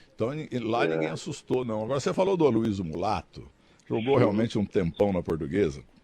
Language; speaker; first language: Portuguese; native; Portuguese